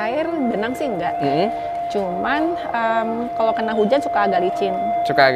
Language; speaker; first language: Indonesian; native; Indonesian